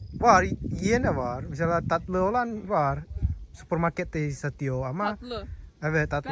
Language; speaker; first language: Turkish; non-native, learner; Indonesian